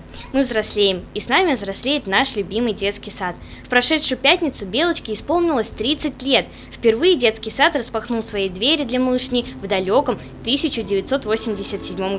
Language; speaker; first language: Russian; native; Russian